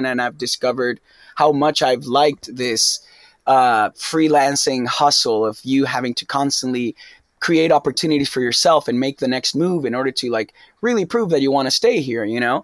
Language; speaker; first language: English; non-native, fluent; Spanish